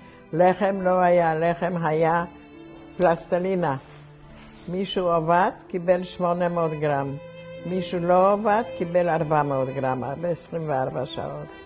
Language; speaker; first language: Hebrew; non-native, fluent; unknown